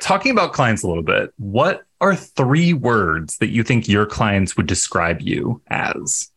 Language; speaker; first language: English; native; English